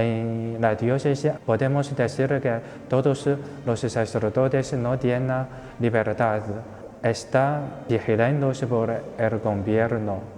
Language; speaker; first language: Spanish; non-native, fluent; Chinese